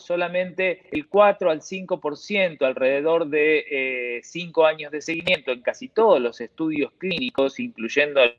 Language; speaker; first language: Spanish; native; Spanish